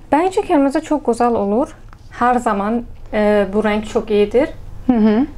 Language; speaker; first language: Turkish; non-native, learner; Persian